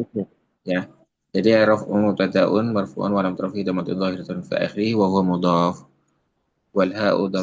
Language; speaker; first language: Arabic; non-native, fluent; Indonesian